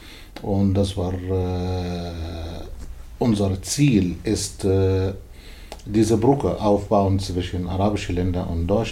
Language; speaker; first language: German; non-native, learner; Arabic